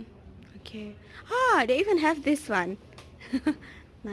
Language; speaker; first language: English; non-native, fluent; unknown